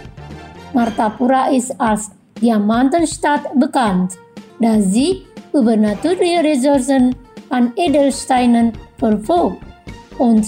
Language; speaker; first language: German; non-native, fluent; Indonesian